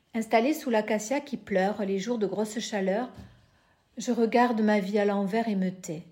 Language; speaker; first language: French; native; French